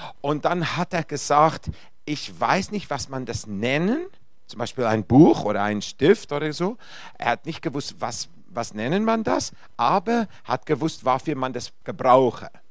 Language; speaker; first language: German; non-native, fluent; Afrikaans